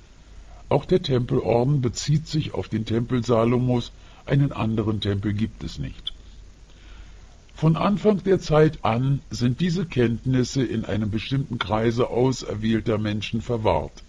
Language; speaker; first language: German; native; German